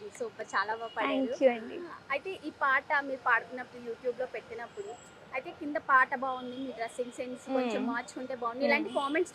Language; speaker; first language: Telugu; native; Telugu